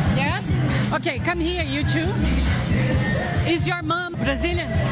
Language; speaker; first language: English; non-native, fluent; Portuguese